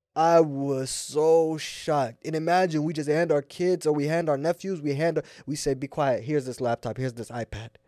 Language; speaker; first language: English; native; English